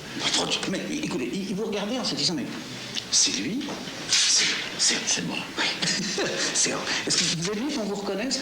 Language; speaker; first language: French; native; French